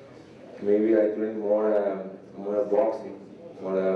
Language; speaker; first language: English; non-native, learner; Portuguese